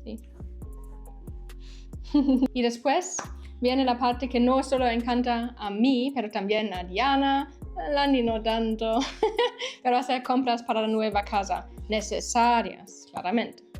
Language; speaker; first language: Spanish; non-native, fluent; German